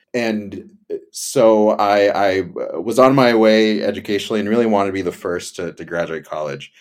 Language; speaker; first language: English; native; English